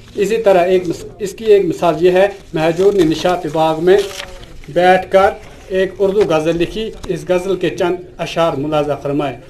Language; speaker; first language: Urdu; non-native, local second language; Kashmiri